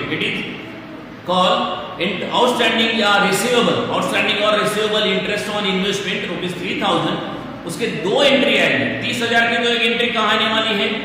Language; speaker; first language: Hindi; non-native, local second language; Marathi